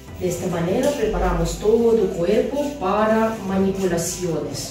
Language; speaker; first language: Spanish; non-native, fluent; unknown